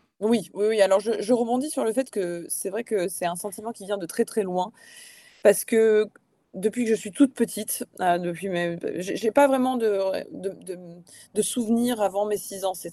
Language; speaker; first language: French; native; French